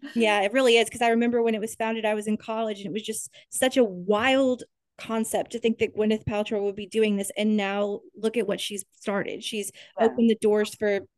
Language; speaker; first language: English; native; English